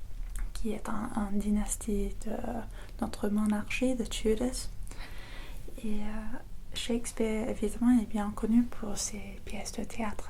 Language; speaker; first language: French; non-native, fluent; English